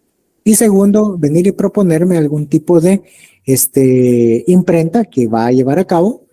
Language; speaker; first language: Spanish; native; Spanish